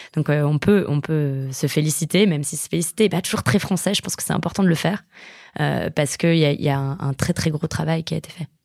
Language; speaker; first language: French; native; French